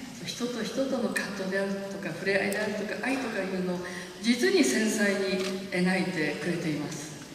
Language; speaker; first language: Japanese; native; Japanese